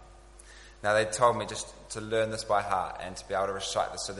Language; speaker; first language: English; native; English